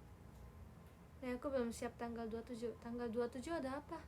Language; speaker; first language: Indonesian; native; Indonesian